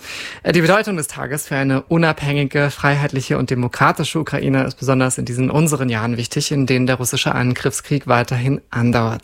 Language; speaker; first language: German; native; German